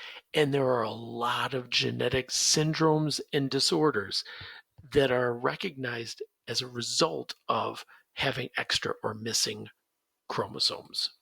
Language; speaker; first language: English; native; English